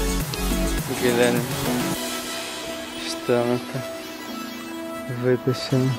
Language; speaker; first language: Portuguese; non-native, learner; Russian